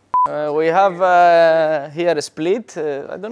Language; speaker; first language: English; non-native, learner; Spanish